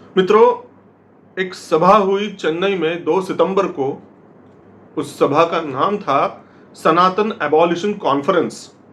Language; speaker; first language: Hindi; non-native, local second language; Marathi